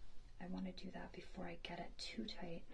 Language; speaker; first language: English; native; English